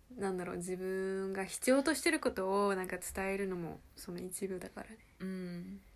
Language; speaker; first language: Japanese; early bilingual, heritage; Japanese